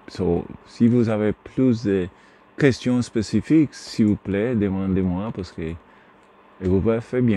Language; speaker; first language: French; non-native, learner; Spanish